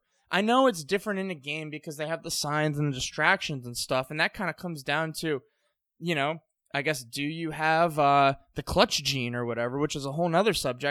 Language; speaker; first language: English; native; English